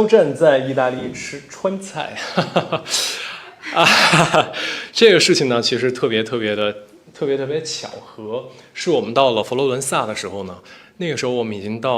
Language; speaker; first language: Chinese; native; Chinese